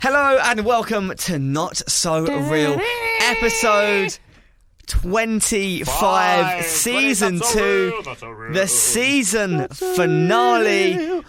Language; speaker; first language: English; native; English